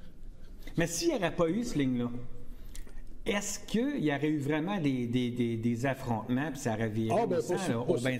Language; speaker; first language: French; native; French